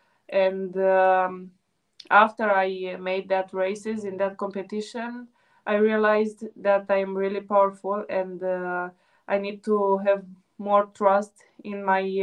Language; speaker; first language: English; non-native, fluent; Romanian